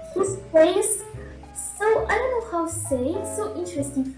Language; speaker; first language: English; non-native, learner; Russian